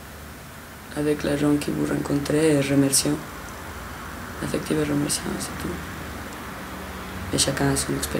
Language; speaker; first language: French; non-native, fluent; Spanish